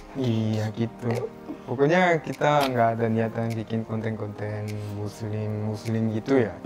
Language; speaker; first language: Indonesian; non-native, fluent; Korean